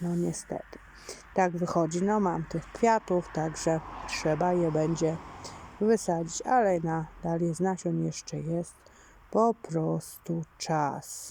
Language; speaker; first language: Polish; native; Polish